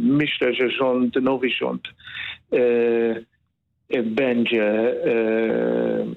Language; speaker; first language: Polish; non-native, fluent; Hungarian